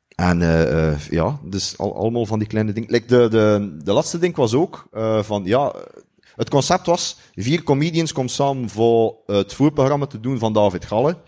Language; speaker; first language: Dutch; native; Dutch